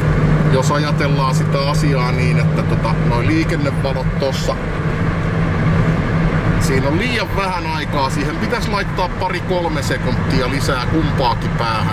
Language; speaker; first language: Finnish; native; Finnish